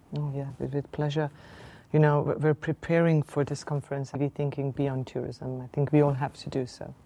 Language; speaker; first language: English; non-native, fluent; Slovenian